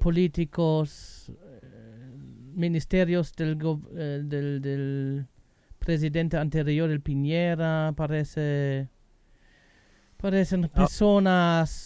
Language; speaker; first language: Spanish; non-native, learner; German